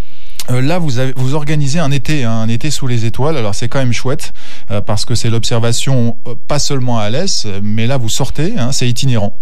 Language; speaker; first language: French; native; French